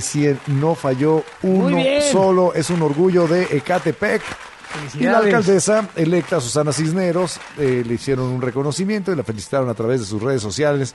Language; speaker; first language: Spanish; native; Spanish